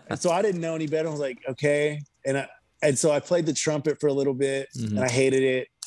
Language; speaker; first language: English; native; English